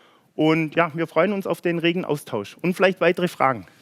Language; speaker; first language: German; native; German